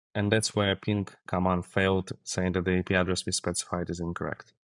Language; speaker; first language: English; non-native, fluent; Russian